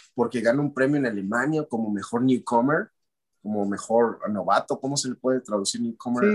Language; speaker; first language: Spanish; native; Spanish